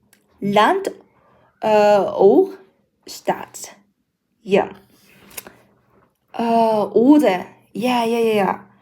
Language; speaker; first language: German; non-native, learner; Mongolian